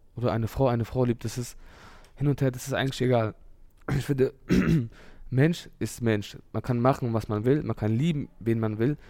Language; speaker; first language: German; early bilingual, other home language; Urdu